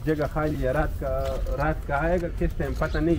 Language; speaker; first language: Hindi; non-native, local second language; Pashto